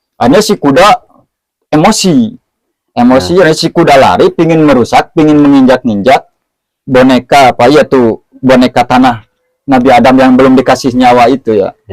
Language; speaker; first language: Indonesian; non-native, local second language; Sundanese